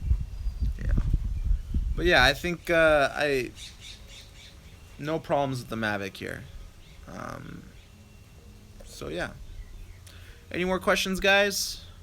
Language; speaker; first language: English; native; English